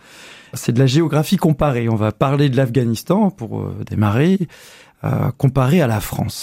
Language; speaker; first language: French; native; French